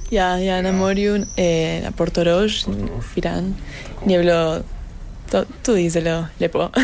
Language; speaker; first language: Slovenian; early bilingual, heritage; Slovenian